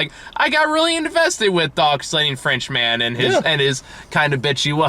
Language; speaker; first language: English; native; English